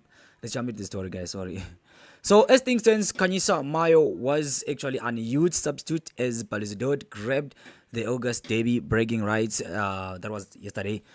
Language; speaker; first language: English; non-native, local second language; Zulu